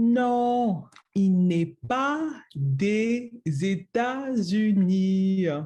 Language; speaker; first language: French; non-native, learner; English